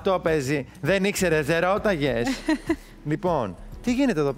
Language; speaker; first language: Greek; native; Greek